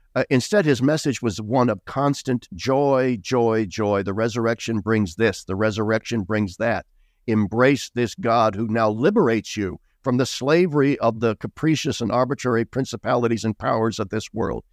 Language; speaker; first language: English; native; English